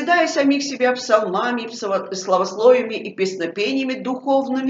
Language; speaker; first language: Russian; native; Russian